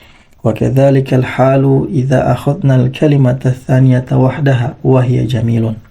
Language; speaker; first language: Arabic; non-native, fluent; Indonesian